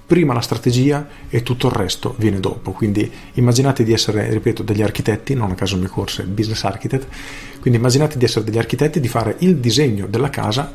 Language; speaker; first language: Italian; native; Italian